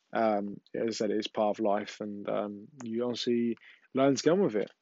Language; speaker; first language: English; native; English